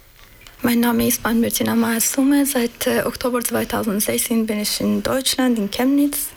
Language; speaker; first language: German; non-native, learner; Persian